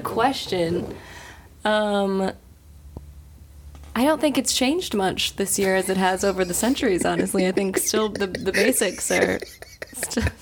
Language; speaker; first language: English; native; English